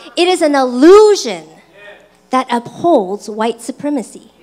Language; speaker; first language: English; early bilingual, other home language; Chinese